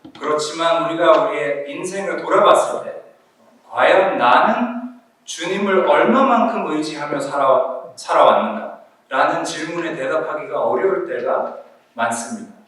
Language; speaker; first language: Korean; early bilingual, heritage; Korean